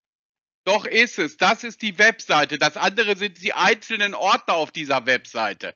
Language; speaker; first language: German; native; German